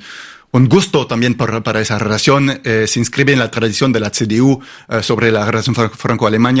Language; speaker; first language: Spanish; non-native, fluent; German